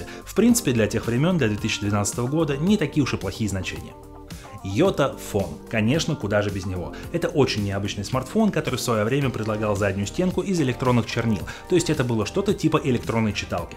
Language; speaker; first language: Russian; native; Russian